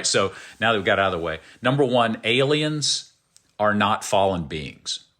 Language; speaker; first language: English; native; English